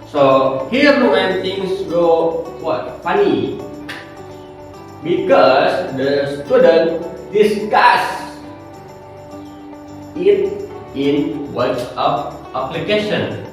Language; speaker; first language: English; non-native, learner; Indonesian